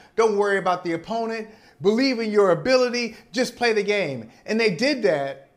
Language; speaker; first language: English; native; English